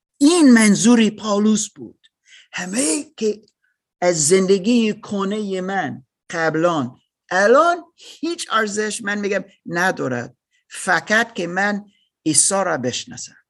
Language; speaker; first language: Persian; non-native, learner; English